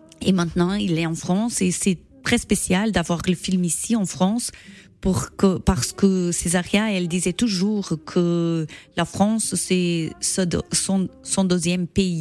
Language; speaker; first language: French; non-native, learner; Portuguese